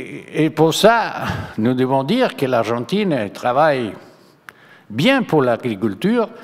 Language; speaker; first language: French; non-native, fluent; Spanish